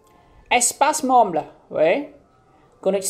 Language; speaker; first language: French; non-native, learner; Khmer